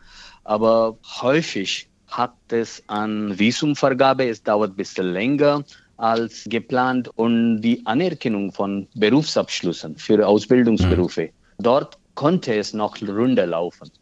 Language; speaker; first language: German; non-native, fluent; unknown